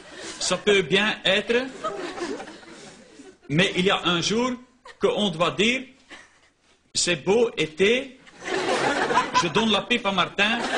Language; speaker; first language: French; non-native, local second language; Dutch